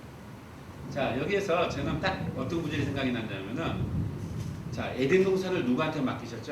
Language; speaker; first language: Korean; native; Korean